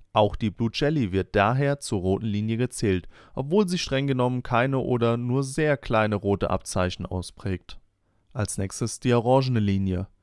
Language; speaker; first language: German; native; German